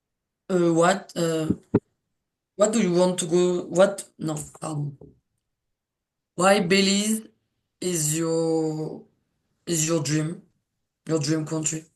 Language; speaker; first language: English; non-native, learner; French